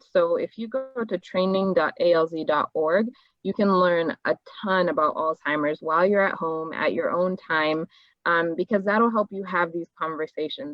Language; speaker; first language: English; native; English